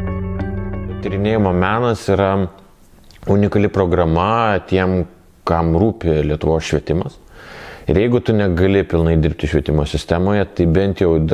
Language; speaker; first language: Lithuanian; native; Lithuanian